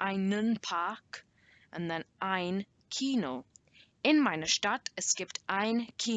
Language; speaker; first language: German; non-native, learner; English